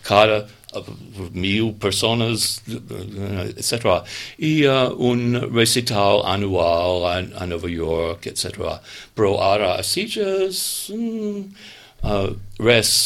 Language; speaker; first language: Catalan; non-native, learner; English